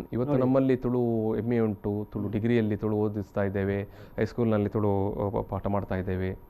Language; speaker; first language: Kannada; non-native, local second language; Tulu